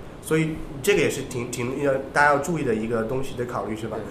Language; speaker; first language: Chinese; native; Chinese